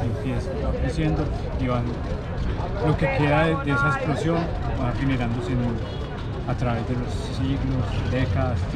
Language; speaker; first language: Spanish; native; Spanish